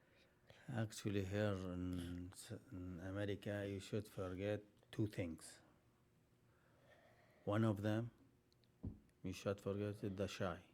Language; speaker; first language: English; non-native, learner; Arabic